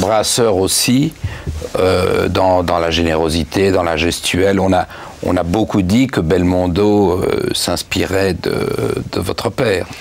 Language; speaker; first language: French; native; French